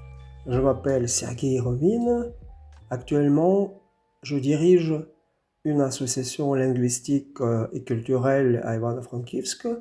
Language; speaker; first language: French; non-native, fluent; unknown